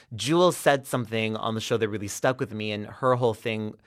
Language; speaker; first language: English; native; English